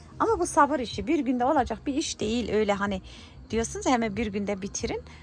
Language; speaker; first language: Turkish; early bilingual, heritage; Turkish